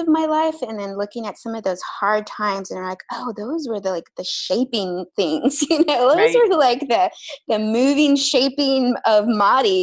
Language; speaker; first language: English; native; English